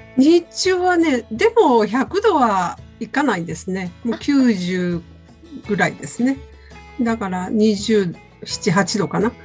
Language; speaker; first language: Japanese; native; Japanese